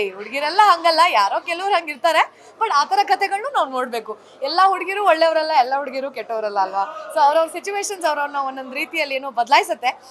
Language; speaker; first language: Kannada; native; Kannada